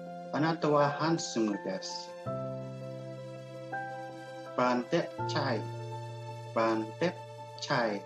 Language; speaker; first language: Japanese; non-native, learner; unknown